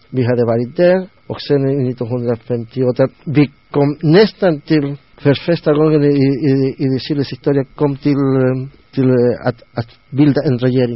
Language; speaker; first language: Swedish; non-native, learner; Spanish